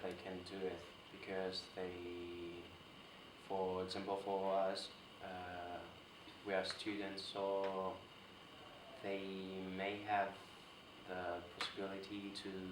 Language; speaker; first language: English; non-native, fluent; Spanish